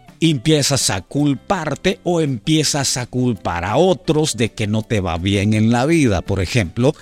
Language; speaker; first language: Spanish; native; Spanish